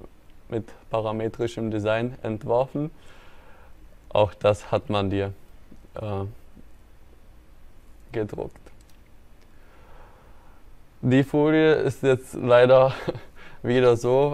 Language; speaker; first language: German; native; German